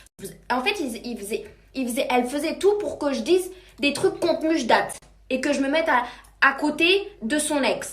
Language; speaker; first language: French; native; French